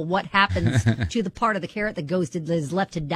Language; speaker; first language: English; native; English